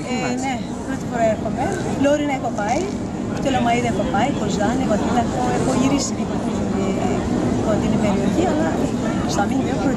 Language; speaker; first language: Greek; non-native, learner; Turkish